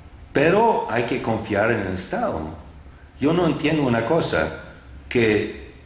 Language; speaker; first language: Spanish; non-native, fluent; English